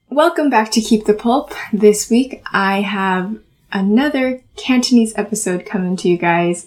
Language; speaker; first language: English; early bilingual, other home language; Chinese